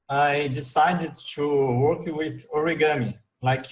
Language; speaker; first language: English; non-native, learner; Portuguese